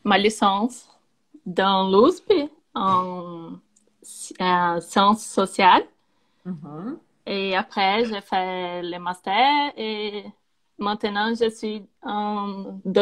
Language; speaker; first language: French; non-native, learner; Portuguese